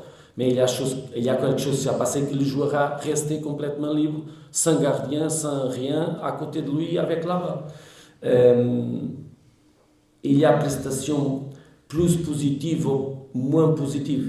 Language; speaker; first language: French; non-native, learner; Portuguese